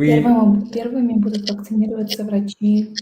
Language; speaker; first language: Russian; native; Russian